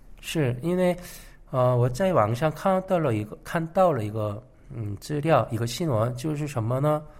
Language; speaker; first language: Chinese; non-native, fluent; Korean